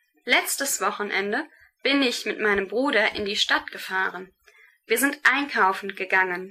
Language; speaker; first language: German; non-native, learner; English